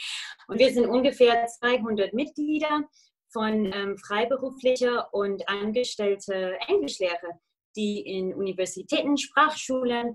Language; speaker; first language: German; non-native, fluent; English